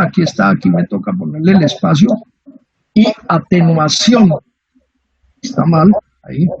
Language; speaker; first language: Spanish; native; Spanish